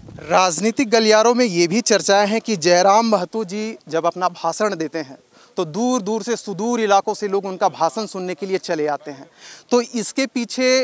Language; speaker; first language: Hindi; native; Hindi